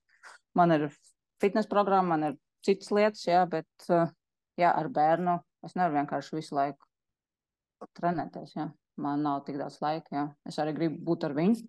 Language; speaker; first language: Latvian; non-native, local second language; Russian